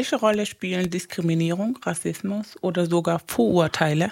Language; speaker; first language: German; non-native, fluent; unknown